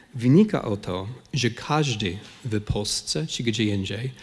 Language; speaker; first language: Polish; non-native, fluent; English